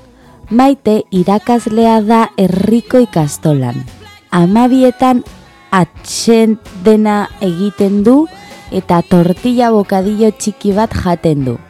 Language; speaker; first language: Basque; non-native, local second language; Spanish